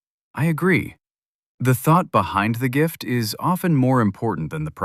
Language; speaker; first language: English; native; English